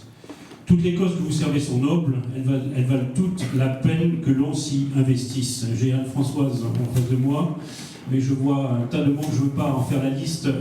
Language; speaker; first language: French; native; French